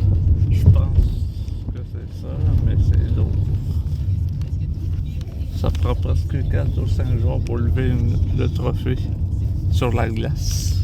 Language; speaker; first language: French; native; French